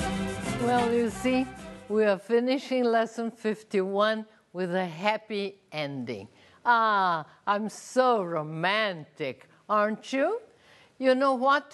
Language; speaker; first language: English; non-native, fluent; Portuguese